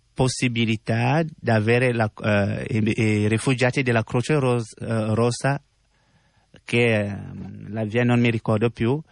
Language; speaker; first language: Italian; non-native, learner; French